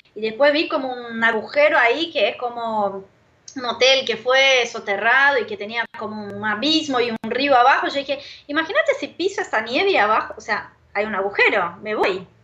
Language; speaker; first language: Spanish; non-native, fluent; Portuguese